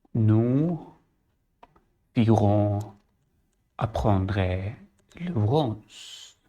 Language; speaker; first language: French; non-native, learner; Arabic